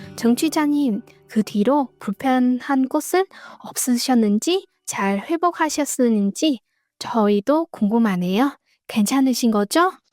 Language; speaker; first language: Korean; non-native, fluent; Vietnamese